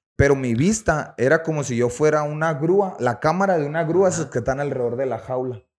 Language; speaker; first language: Spanish; native; Spanish